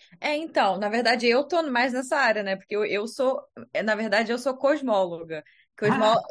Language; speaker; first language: Portuguese; native; Portuguese